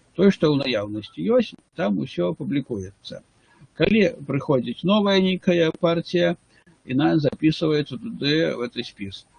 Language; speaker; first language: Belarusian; non-native, local second language; Russian